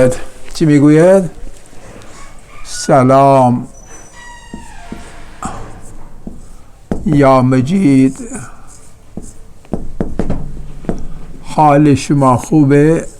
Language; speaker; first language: Persian; non-native, fluent; Urdu